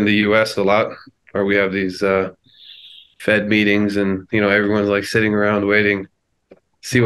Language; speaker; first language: English; native; English